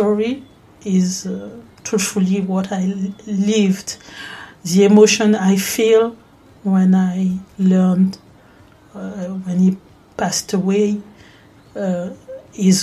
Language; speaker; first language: English; non-native, learner; French